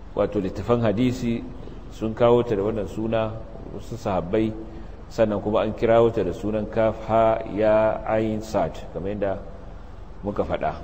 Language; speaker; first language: Hausa; native; Hausa